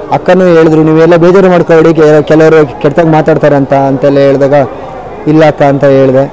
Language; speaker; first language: Kannada; native; Kannada